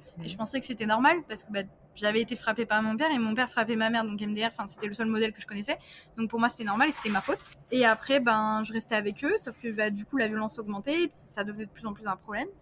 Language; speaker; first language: French; early bilingual, other home language; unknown